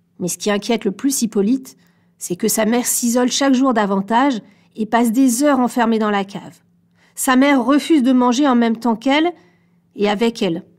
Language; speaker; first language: French; native; French